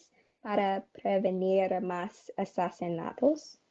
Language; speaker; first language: Spanish; non-native, learner; English